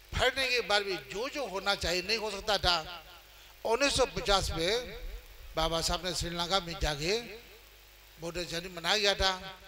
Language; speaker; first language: Hindi; non-native, fluent; Burmese